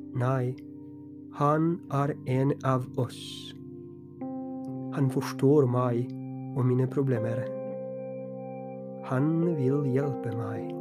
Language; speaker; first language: Norwegian; non-native, fluent; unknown